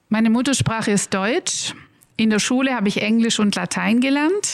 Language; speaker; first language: German; native; German